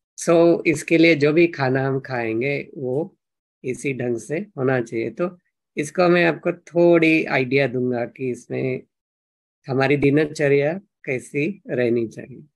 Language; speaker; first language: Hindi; non-native, local second language; Marathi